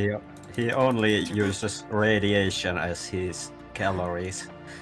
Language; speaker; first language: English; non-native, learner; Finnish